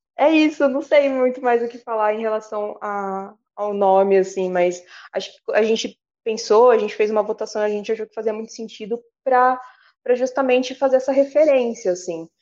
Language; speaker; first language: Portuguese; native; Portuguese